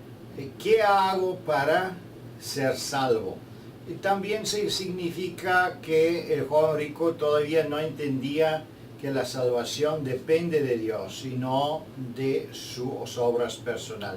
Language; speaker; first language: Spanish; non-native, fluent; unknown